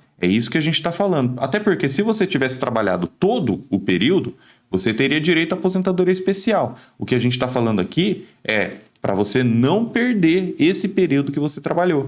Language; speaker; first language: Portuguese; native; Portuguese